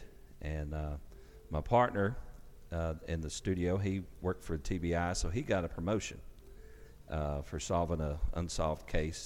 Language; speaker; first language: English; native; English